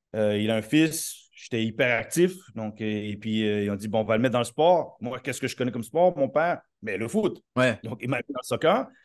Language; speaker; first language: French; native; French